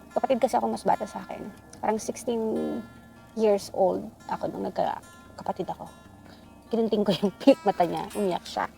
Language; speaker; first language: Filipino; non-native, local second language; Iloko